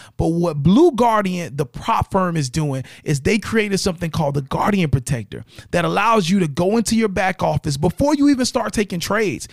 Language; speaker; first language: English; native; English